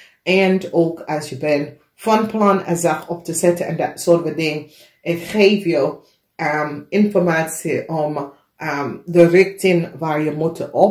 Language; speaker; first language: Dutch; non-native, learner; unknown